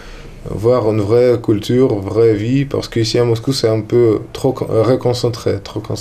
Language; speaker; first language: French; non-native, learner; Russian